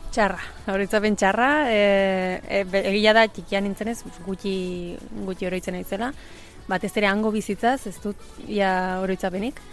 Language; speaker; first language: Basque; early bilingual, other home language; Spanish